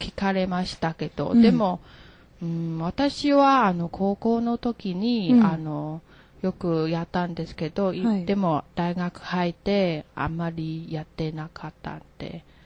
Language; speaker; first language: Japanese; non-native, learner; Chinese